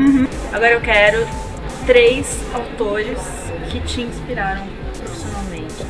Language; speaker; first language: Portuguese; native; Portuguese